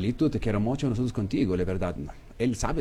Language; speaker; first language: Spanish; non-native, learner; Arabic